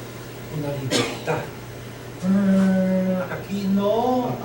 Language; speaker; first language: Spanish; non-native, learner; Chinese